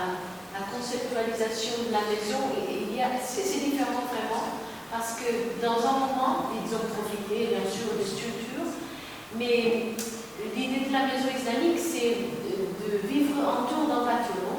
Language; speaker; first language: French; non-native, learner; Portuguese